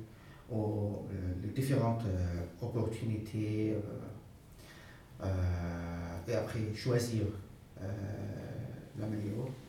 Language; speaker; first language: French; non-native, fluent; Arabic